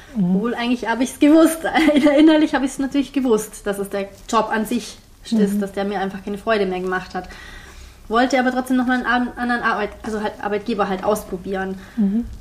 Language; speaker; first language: German; early bilingual, heritage; German